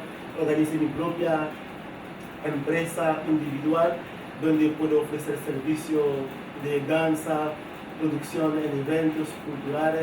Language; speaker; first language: Spanish; non-native, fluent; Haitian Creole